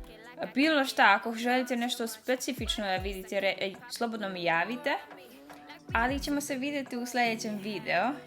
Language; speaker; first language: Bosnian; early bilingual, heritage; Dutch